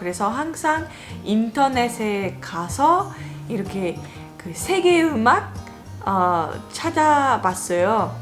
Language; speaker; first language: Korean; non-native, fluent; French